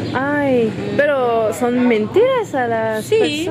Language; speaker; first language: Spanish; non-native, learner; French